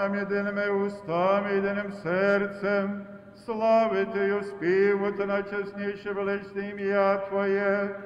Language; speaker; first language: Ukrainian; early bilingual, heritage; Ukrainian